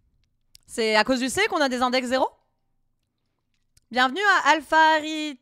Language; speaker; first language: French; native; French